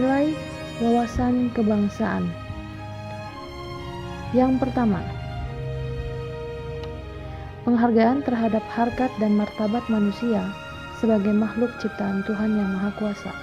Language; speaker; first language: Indonesian; native; Indonesian